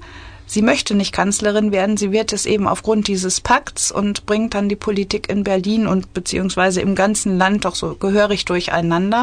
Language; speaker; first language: German; native; German